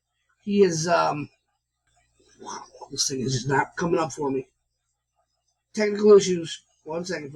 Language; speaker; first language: English; native; English